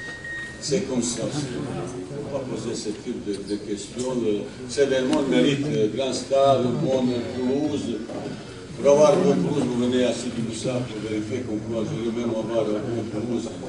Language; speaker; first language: French; non-native, fluent; Bosnian